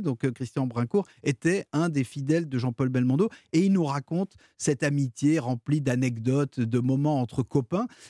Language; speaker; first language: French; native; French